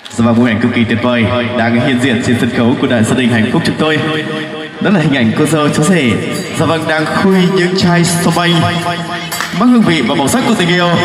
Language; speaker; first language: Vietnamese; non-native, local second language; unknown